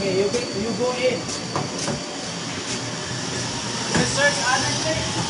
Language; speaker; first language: English; non-native, learner; Cebuano